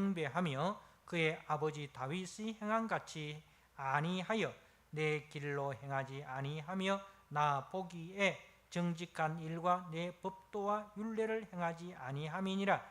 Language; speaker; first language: Korean; native; Korean